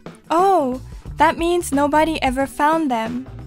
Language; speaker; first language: English; early bilingual, other home language; Japanese